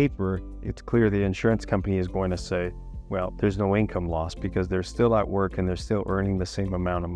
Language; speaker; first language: English; native; English